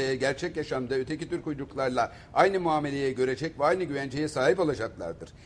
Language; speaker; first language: Turkish; native; Turkish